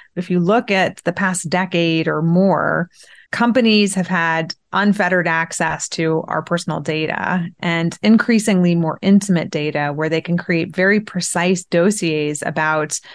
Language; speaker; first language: English; early bilingual, other home language; Persian